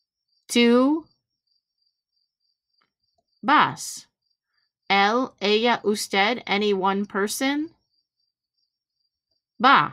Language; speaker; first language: Spanish; non-native, fluent; English